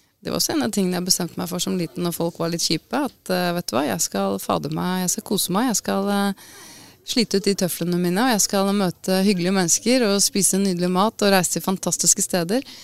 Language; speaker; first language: Norwegian; native; Norwegian